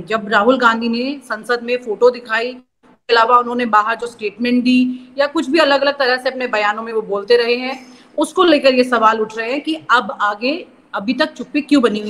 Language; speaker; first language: Hindi; native; Hindi